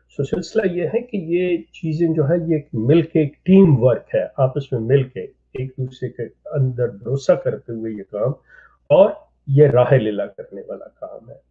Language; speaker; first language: Urdu; native; Urdu